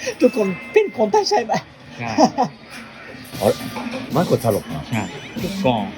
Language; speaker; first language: Thai; non-native, learner; Japanese